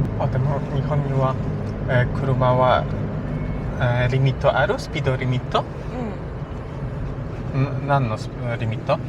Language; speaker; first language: Japanese; non-native, learner; Polish